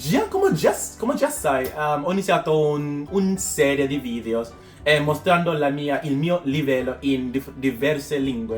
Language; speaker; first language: Italian; non-native, learner; English